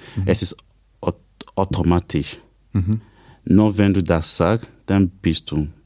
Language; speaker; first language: German; non-native, fluent; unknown